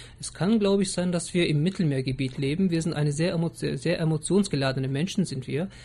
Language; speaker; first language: German; early bilingual, other home language; Turkish